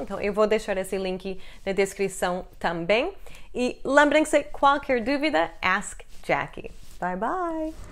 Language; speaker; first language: Portuguese; non-native, fluent; English